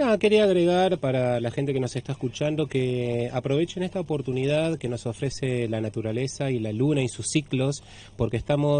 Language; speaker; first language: Spanish; native; Spanish